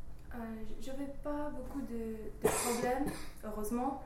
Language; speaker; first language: French; non-native, fluent; English